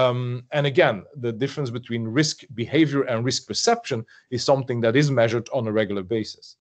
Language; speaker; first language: English; non-native, fluent; French